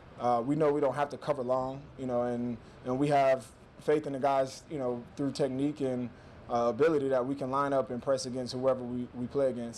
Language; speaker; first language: English; native; English